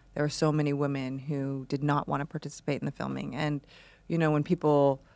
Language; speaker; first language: English; native; English